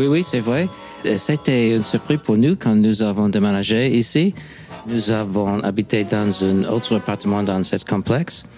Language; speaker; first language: French; non-native, fluent; English